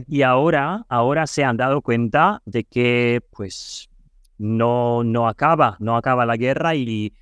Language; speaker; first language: Spanish; non-native, fluent; Ukrainian